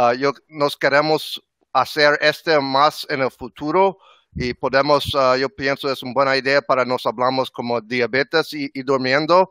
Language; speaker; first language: Spanish; non-native, learner; English